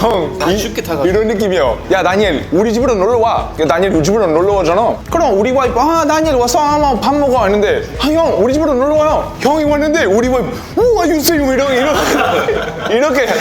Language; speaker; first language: Korean; non-native, fluent; Italian